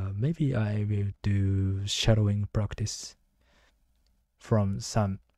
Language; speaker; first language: English; non-native, learner; Japanese